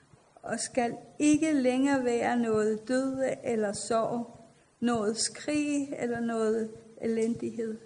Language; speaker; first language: Danish; non-native, fluent; Persian